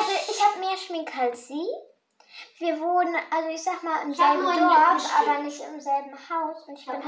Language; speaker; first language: German; early bilingual, other home language; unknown